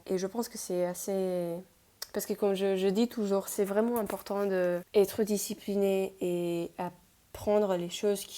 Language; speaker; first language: French; non-native, fluent; Spanish